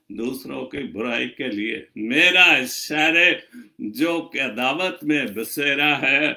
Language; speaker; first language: Urdu; non-native, local second language; Punjabi